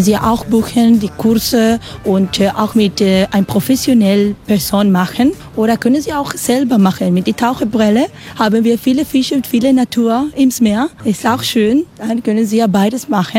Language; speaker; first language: German; non-native, learner; Spanish